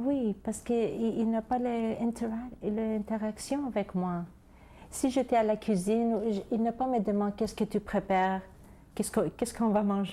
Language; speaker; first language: French; non-native, learner; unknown